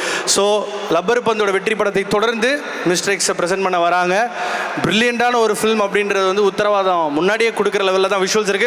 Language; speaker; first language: Tamil; native; Tamil